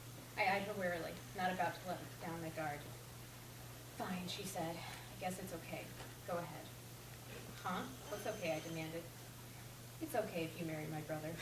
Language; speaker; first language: English; native; English